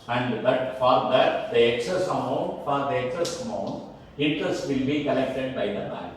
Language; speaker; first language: English; non-native, local second language; Tamil